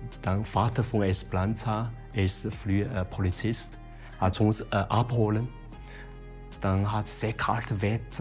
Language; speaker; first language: German; non-native, learner; Chinese